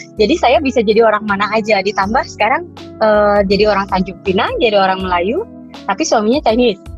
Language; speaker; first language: Indonesian; native; Indonesian